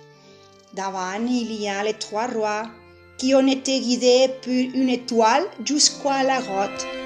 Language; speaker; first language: French; non-native, fluent; Catalan